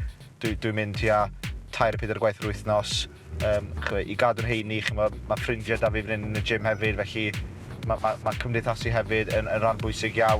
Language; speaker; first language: Welsh; native; Welsh